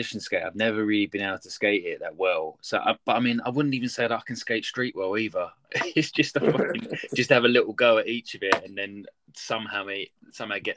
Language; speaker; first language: English; native; English